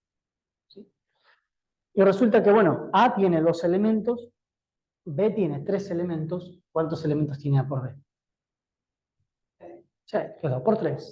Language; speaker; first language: Spanish; native; Spanish